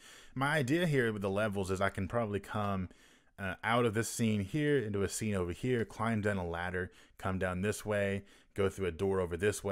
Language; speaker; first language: English; native; English